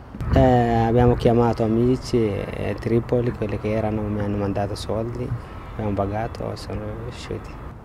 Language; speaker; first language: Italian; non-native, learner; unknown